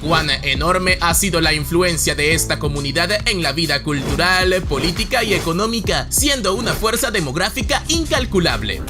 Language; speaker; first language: Spanish; native; Spanish